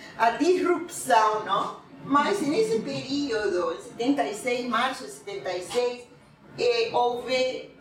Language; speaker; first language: Portuguese; non-native, fluent; Spanish